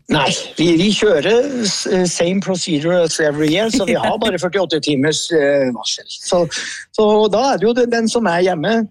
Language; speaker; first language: Norwegian; native; Norwegian